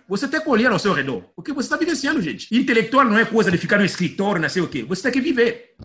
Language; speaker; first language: Portuguese; non-native, fluent; Lingala